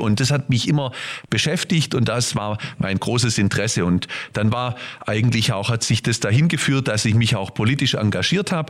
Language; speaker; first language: German; native; German